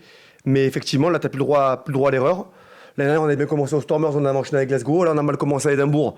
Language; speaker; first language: French; native; French